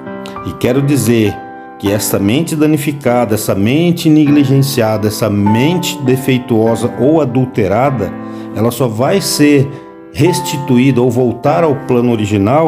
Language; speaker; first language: Portuguese; native; Portuguese